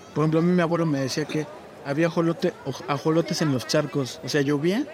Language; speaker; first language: German; non-native, fluent; Spanish